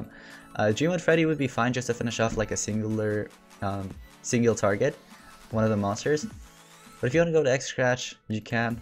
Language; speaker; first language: English; native; English